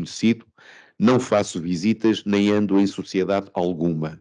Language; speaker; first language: Portuguese; native; Portuguese